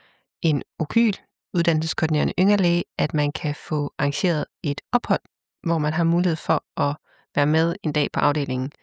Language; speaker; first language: Danish; native; Danish